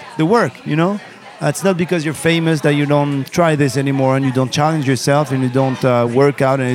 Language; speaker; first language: English; non-native, fluent; Arabic